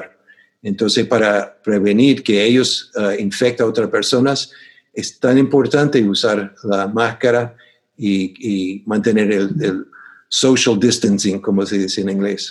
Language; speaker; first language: Spanish; non-native, fluent; English